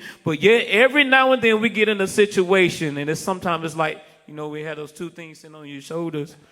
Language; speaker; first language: English; native; English